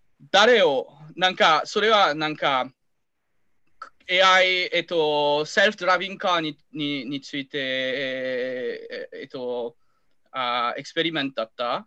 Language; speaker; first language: Japanese; non-native, learner; French